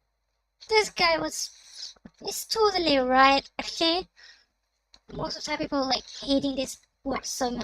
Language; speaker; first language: English; non-native, fluent; Thai